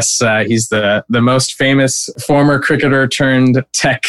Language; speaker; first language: English; non-native, local second language; Bangla